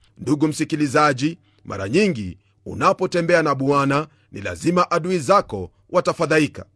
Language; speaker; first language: Swahili; non-native, local second language; Luyia